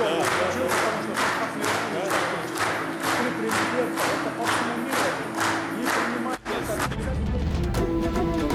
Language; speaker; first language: Russian; non-native, local second language; Kyrgyz